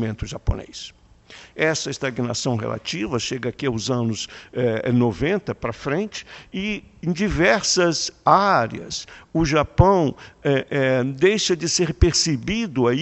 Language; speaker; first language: Portuguese; native; Portuguese